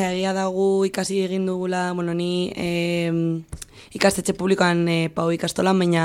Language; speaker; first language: Basque; non-native, local second language; Spanish